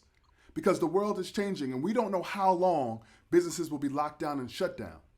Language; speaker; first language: English; native; English